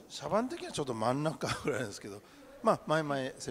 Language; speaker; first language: Japanese; native; Japanese